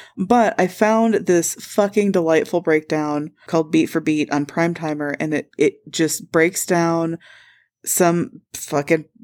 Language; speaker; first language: English; native; English